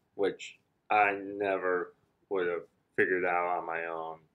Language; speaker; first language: English; native; English